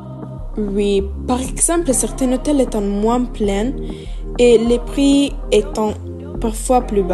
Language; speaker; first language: French; non-native, learner; Italian